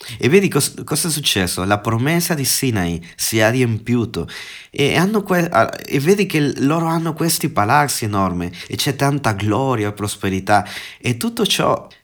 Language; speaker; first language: Italian; non-native, fluent; Spanish